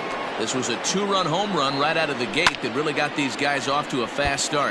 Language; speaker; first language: English; native; English